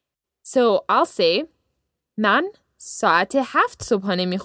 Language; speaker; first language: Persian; early bilingual, heritage; Persian